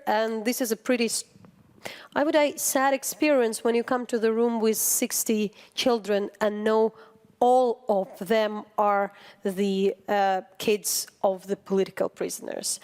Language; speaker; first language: English; non-native, fluent; Ukrainian